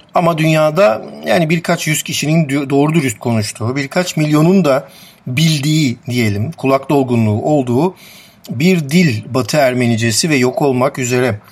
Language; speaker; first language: Turkish; non-native, local second language; Armenian